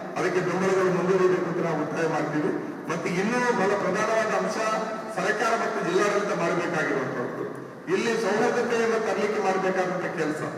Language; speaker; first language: Kannada; non-native, local second language; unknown